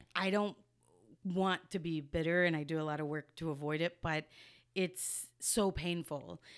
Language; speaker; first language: English; native; English